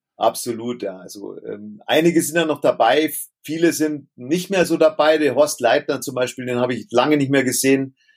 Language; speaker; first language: German; native; German